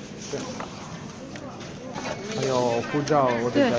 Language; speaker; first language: Chinese; non-native, fluent; Italian